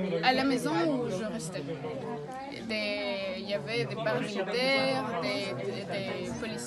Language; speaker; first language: French; early bilingual, heritage; Spanish